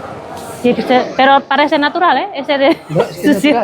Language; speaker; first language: Spanish; non-native, learner; Indonesian